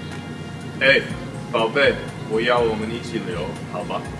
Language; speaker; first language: Chinese; non-native, learner; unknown